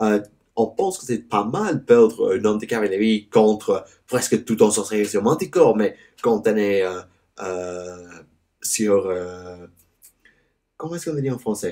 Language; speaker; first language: French; non-native, learner; English